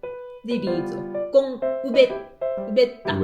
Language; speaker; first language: Italian; non-native, learner; Japanese